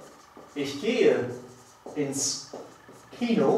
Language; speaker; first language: German; non-native, learner; Polish